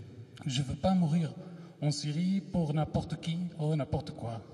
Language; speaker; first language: French; non-native, learner; Arabic